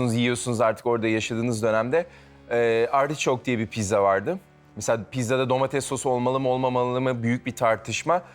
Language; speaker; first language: Turkish; native; Turkish